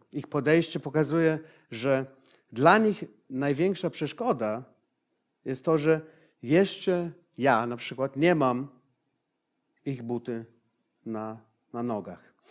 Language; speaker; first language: Polish; non-native, fluent; English